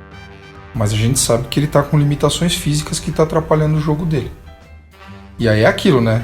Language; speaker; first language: Portuguese; native; Portuguese